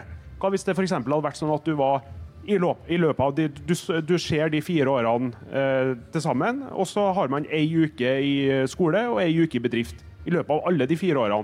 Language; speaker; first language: Norwegian; native; Norwegian